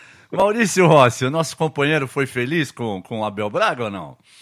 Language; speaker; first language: Portuguese; native; Portuguese